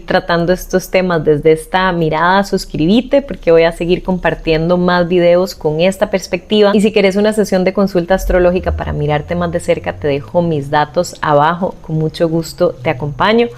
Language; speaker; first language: Spanish; native; Spanish